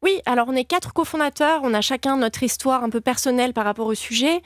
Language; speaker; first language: French; native; French